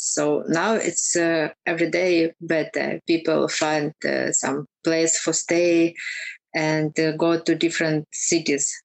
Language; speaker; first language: English; non-native, learner; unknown